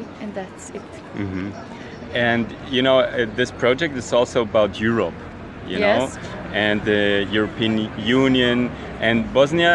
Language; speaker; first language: English; non-native, fluent; German